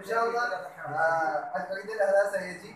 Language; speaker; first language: Arabic; non-native, learner; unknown